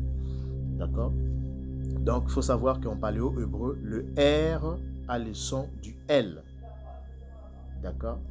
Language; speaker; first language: French; non-native, local second language; Kongo